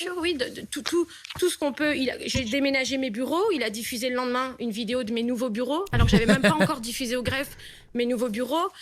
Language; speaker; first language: French; native; French